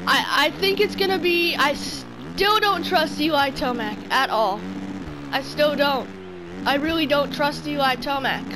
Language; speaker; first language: English; native; English